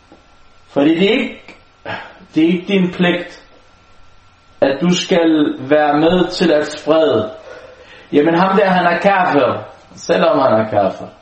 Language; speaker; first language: Danish; non-native, local second language; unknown